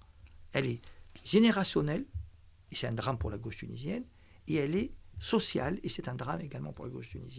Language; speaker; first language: French; non-native, local second language; Arabic